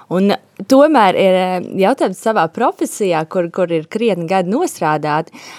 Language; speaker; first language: Latvian; native; Latvian